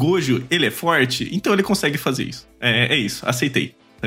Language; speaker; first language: Portuguese; native; Portuguese